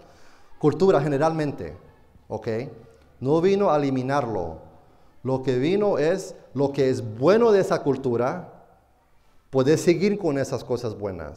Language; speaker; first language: Spanish; non-native, fluent; English